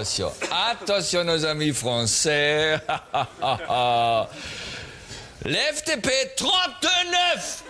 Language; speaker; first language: French; non-native, learner; German